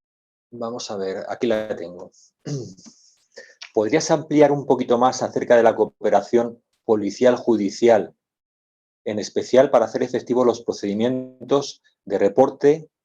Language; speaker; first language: Spanish; native; Spanish